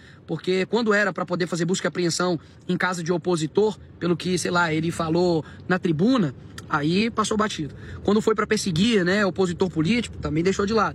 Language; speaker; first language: Portuguese; native; Portuguese